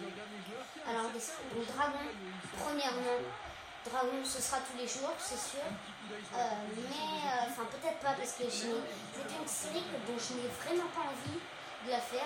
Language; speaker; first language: French; native; French